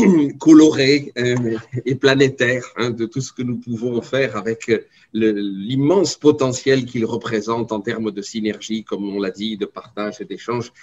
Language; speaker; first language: French; native; French